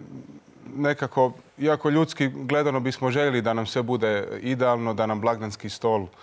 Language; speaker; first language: Croatian; native; Croatian